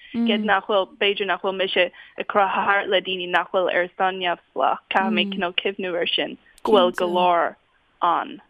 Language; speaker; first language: Irish; non-native, fluent; English